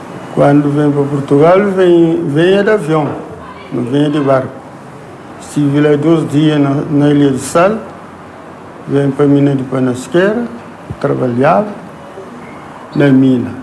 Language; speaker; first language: Portuguese; non-native, local second language; Kabuverdianu